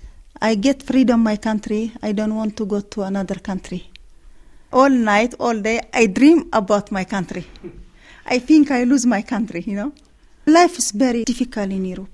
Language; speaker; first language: English; non-native, learner; Tigrinya